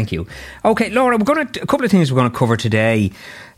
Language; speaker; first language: English; native; English